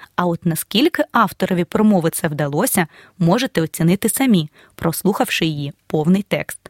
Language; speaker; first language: Ukrainian; native; Ukrainian